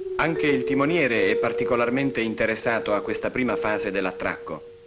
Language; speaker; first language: Italian; native; Italian